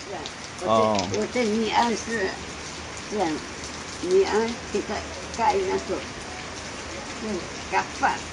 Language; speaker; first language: Chinese; non-native, local second language; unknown